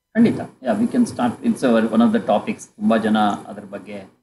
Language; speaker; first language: English; non-native, local second language; Kannada